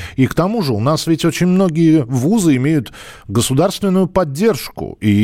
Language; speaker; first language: Russian; native; Russian